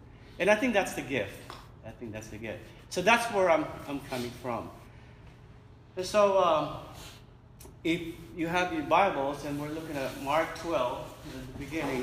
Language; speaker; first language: English; non-native, local second language; Filipino